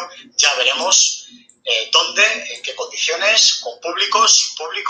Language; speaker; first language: Spanish; native; Spanish